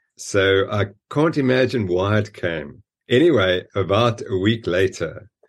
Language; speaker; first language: English; native; English